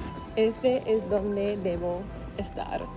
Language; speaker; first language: Spanish; non-native, learner; English